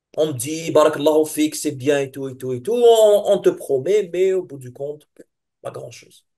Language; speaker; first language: French; non-native, local second language; Arabic